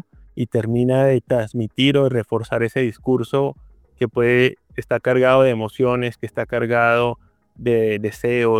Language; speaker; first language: Spanish; native; Spanish